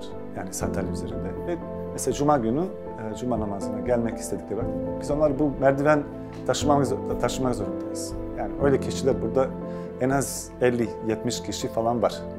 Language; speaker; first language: Turkish; non-native, fluent; Bosnian